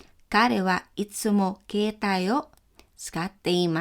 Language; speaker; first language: Japanese; non-native, fluent; Filipino